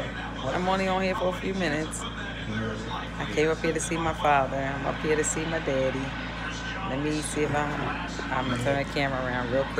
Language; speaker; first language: English; native; English